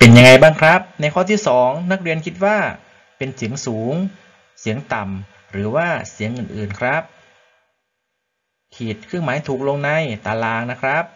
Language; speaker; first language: Thai; native; Thai